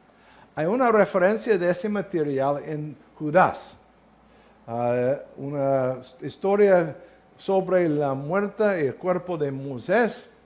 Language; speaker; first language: Spanish; non-native, learner; English